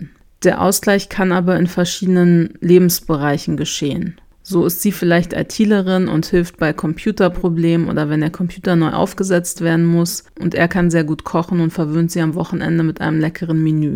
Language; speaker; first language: German; native; German